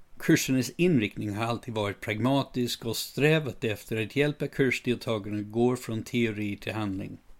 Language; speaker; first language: Swedish; non-native, fluent; English